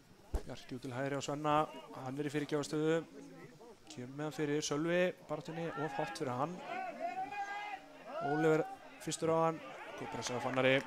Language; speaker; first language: Icelandic; native; Icelandic